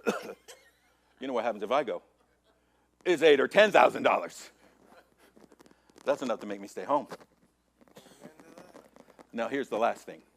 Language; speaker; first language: English; native; English